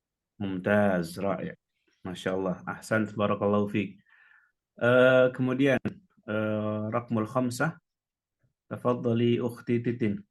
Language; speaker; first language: Indonesian; native; Indonesian